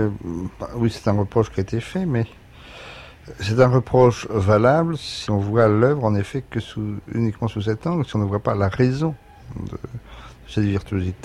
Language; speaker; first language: French; native; French